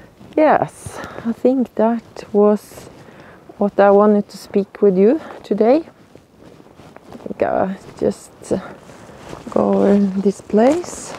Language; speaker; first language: English; non-native, learner; Norwegian